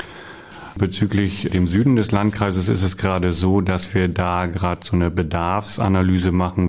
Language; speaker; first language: German; native; German